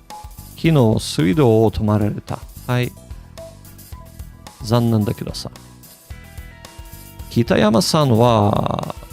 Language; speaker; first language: Japanese; non-native, learner; English